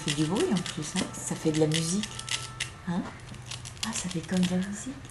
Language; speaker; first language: French; native; French